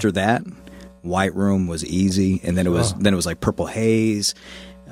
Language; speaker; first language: English; native; English